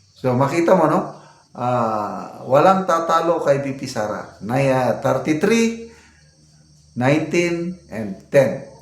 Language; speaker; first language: Filipino; non-native, local second language; Cebuano